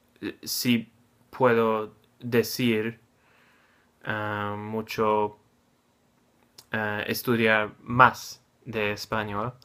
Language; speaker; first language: Spanish; non-native, learner; English